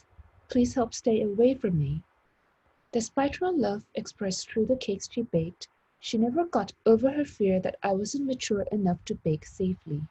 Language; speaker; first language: English; non-native, fluent; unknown